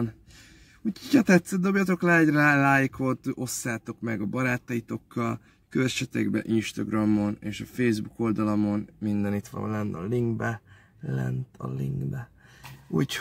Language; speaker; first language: Hungarian; native; Hungarian